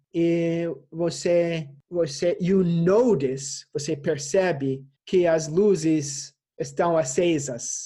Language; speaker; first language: Portuguese; non-native, fluent; English